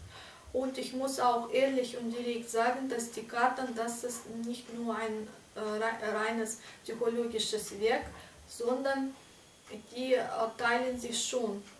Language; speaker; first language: German; non-native, fluent; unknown